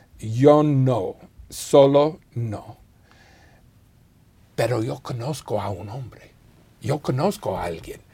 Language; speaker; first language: Spanish; non-native, fluent; English